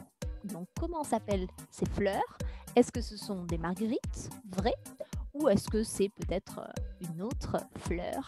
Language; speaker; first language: French; native; French